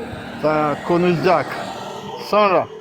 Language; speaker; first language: Turkish; non-native, learner; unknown